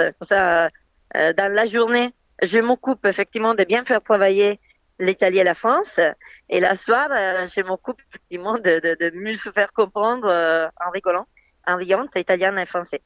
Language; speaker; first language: French; non-native, fluent; Italian